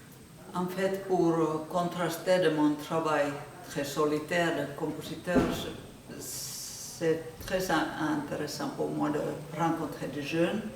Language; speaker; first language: French; non-native, fluent; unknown